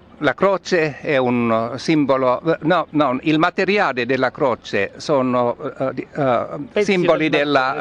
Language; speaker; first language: Italian; non-native, learner; Finnish